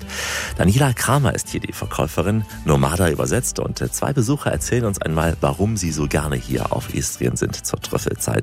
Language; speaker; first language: German; native; German